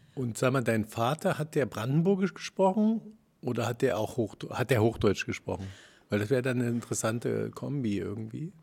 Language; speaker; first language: German; native; German